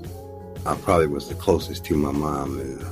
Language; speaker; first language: English; native; English